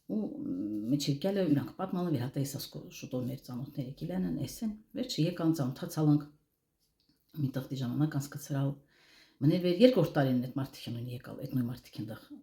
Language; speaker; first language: Armenian; native; Armenian